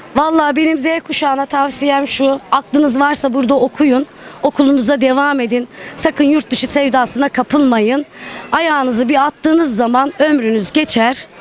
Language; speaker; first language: Turkish; native; Turkish